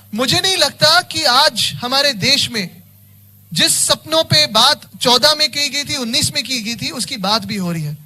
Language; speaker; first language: Hindi; non-native, local second language; Marathi